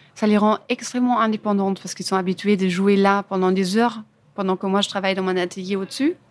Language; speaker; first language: French; non-native, fluent; German